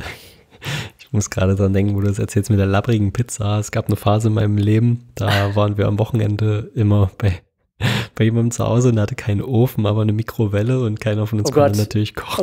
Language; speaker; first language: German; native; German